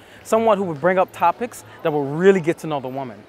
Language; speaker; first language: English; native; English